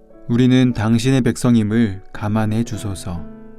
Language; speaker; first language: Korean; native; Korean